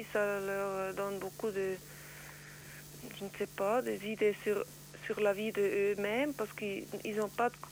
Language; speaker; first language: French; non-native, learner; Swiss German